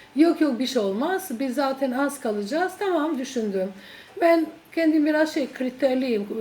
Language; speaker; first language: Turkish; non-native, fluent; Albanian